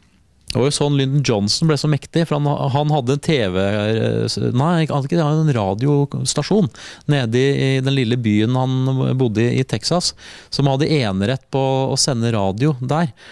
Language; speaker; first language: Norwegian; native; Norwegian